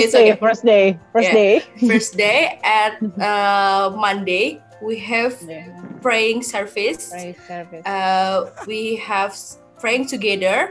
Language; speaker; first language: English; non-native, learner; Indonesian